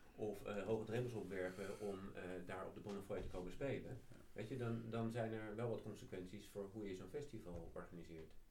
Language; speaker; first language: Dutch; native; Dutch